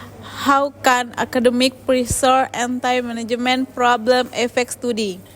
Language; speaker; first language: English; non-native, learner; Indonesian